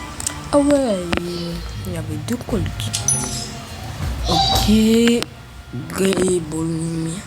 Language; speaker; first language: French; native; French